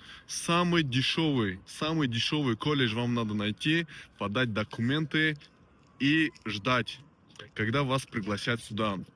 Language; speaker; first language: Russian; non-native, local second language; Tajik